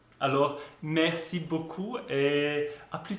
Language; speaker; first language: French; non-native, fluent; Norwegian